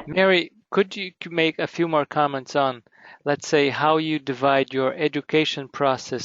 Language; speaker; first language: English; native; English